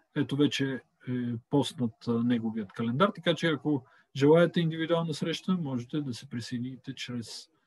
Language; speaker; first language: Bulgarian; native; Bulgarian